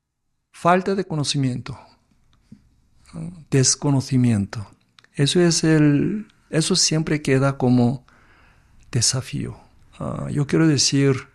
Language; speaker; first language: Spanish; non-native, fluent; Korean